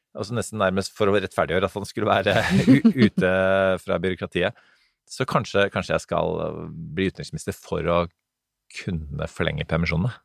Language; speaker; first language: Norwegian; native; Norwegian